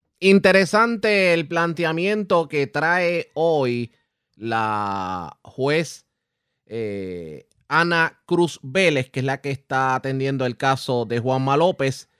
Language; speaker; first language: Spanish; native; Spanish